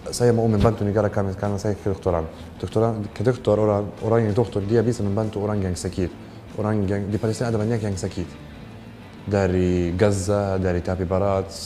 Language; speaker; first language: Indonesian; non-native, learner; Arabic